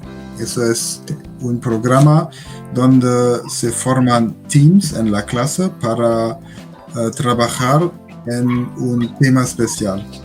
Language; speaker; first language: Spanish; non-native, learner; German